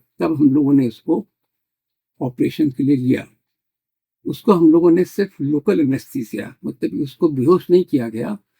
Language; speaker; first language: Hindi; native; Hindi